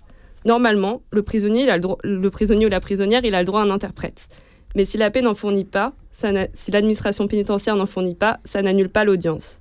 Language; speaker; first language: French; native; French